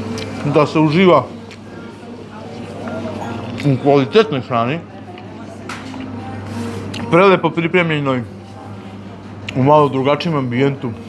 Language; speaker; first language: Bosnian; native; Bosnian